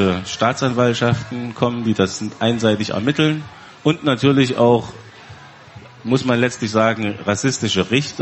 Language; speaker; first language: German; native; German